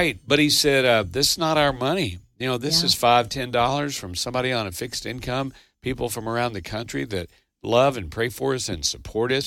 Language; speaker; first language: English; native; English